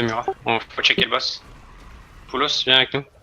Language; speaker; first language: French; native; French